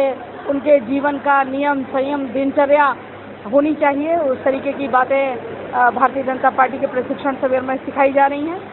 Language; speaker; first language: Hindi; native; Hindi